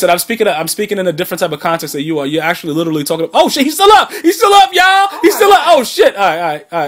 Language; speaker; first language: English; native; English